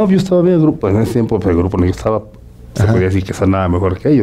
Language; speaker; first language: Spanish; native; Spanish